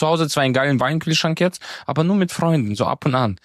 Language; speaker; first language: German; native; German